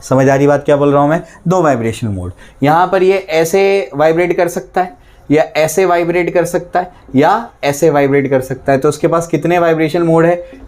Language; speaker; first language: Hindi; native; Hindi